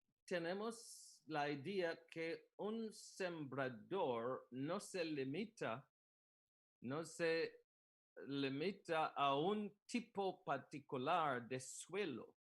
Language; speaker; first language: Spanish; non-native, learner; English